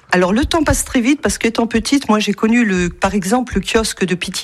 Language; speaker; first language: French; native; French